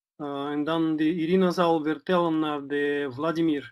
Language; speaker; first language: Dutch; non-native, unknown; Russian